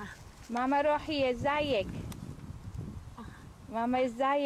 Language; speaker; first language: Arabic; native; Arabic